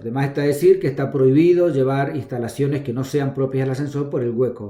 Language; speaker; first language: Spanish; native; Spanish